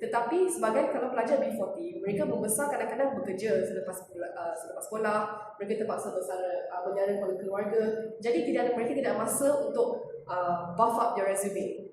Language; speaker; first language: Malay; non-native, local second language; Chinese